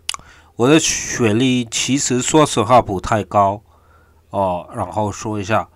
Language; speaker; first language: Chinese; non-native, fluent; Korean